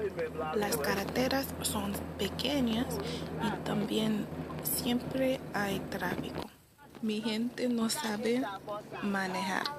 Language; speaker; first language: Spanish; early bilingual, other home language; Haitian Creole